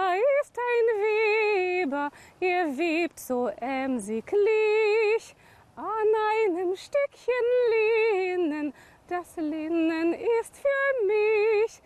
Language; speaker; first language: German; native; German